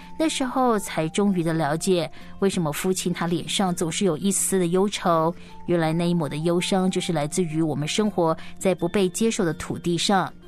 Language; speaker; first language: Chinese; native; Chinese